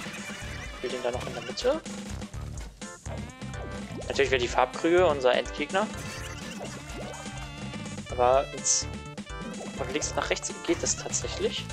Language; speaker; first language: German; native; German